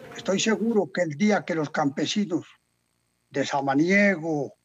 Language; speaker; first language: Spanish; native; Spanish